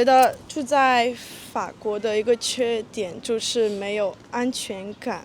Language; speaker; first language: Chinese; early bilingual, heritage; French